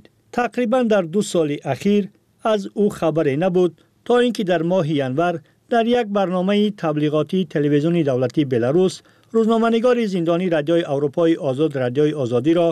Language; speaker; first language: Persian; native; Persian